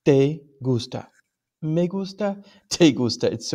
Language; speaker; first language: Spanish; non-native, fluent; English